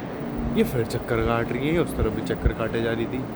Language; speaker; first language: Hindi; native; Hindi